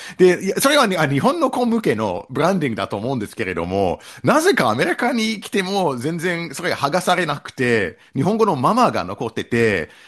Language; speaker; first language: Japanese; non-native, fluent; English